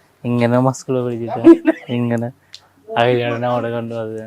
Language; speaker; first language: Malayalam; non-native, learner; Bangla